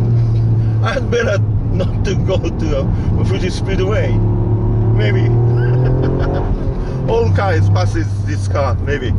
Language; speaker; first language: English; non-native, learner; Japanese